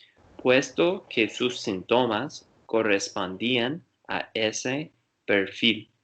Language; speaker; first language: Spanish; non-native, learner; English